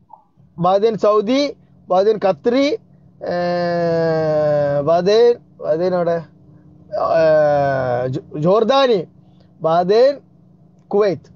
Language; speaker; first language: Arabic; non-native, learner; Malayalam